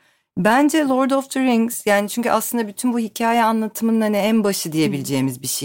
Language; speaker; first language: Turkish; native; Turkish